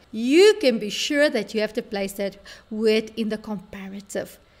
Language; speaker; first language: English; native; English